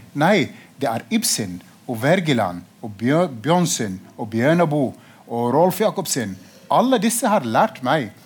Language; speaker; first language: Norwegian; non-native, fluent; Arabic